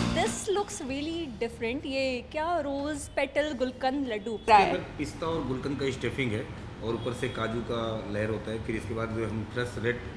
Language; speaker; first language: Hindi; native; Hindi